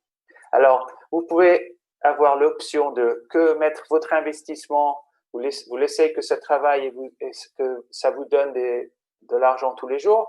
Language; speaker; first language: French; non-native, fluent; Spanish